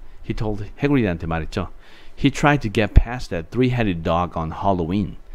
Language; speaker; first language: English; non-native, fluent; Korean